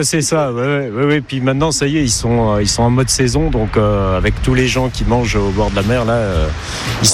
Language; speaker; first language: French; native; French